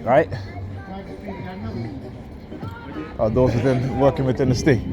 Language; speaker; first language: English; native; English